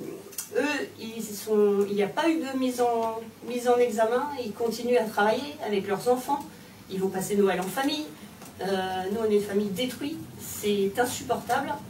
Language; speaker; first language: French; native; French